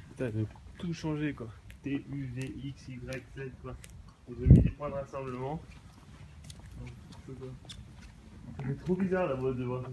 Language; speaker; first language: French; early bilingual, other home language; Japanese